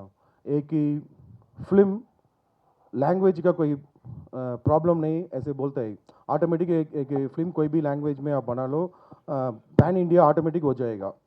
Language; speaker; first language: Hindi; non-native, local second language; Telugu